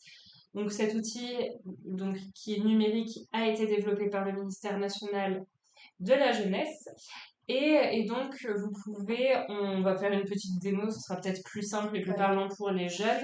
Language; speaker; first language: French; native; French